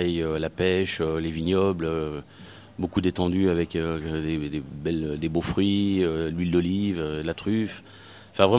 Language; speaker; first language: French; native; French